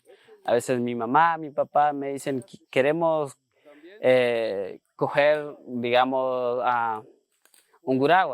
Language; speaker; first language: Spanish; non-native, local second language; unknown